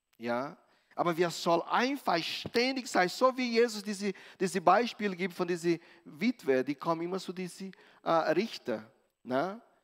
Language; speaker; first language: German; non-native, fluent; Portuguese